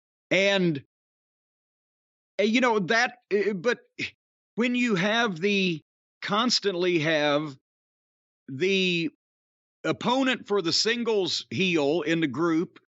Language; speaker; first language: English; native; English